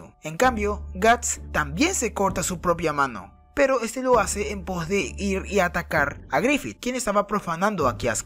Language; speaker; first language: Spanish; native; Spanish